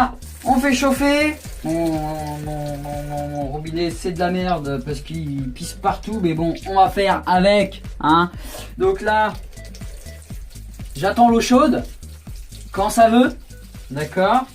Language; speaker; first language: French; native; French